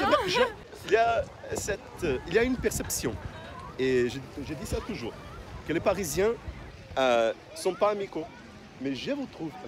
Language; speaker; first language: French; non-native, fluent; Portuguese